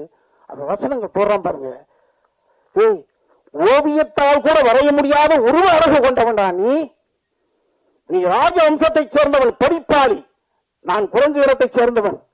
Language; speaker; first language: Tamil; native; Tamil